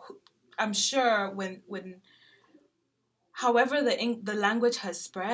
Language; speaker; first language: English; non-native, local second language; Ganda